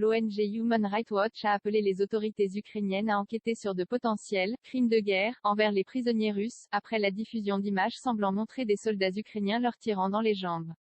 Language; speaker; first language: French; native; French